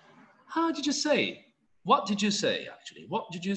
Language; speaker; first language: English; non-native, fluent; Portuguese